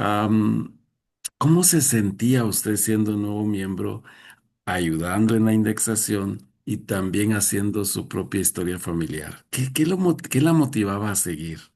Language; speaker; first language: Spanish; native; Spanish